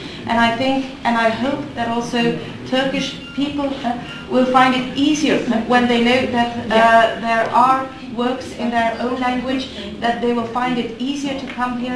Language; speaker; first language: English; non-native, fluent; Dutch